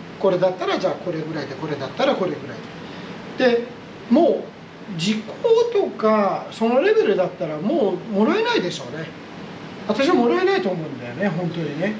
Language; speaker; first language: Japanese; non-native, fluent; Persian